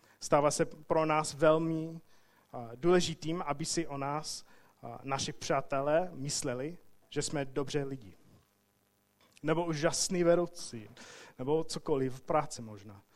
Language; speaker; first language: Czech; non-native, fluent; English